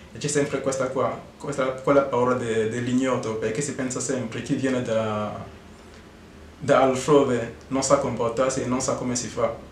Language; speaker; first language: Italian; non-native, fluent; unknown